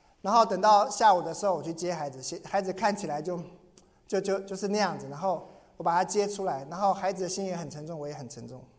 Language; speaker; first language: Chinese; native; Chinese